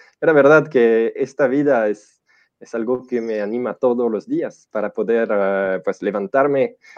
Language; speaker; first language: Spanish; non-native, fluent; French